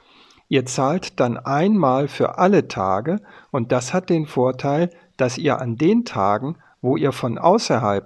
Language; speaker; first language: German; native; German